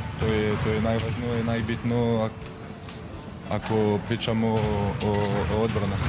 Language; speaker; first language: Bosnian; non-native, learner; French